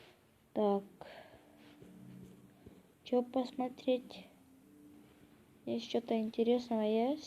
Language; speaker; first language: Russian; non-native, local second language; Ukrainian